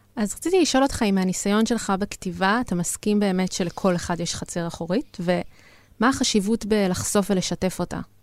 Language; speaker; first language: Hebrew; native; Hebrew